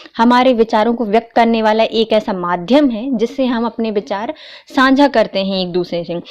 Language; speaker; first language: Hindi; native; Hindi